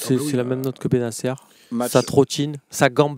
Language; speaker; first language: French; native; French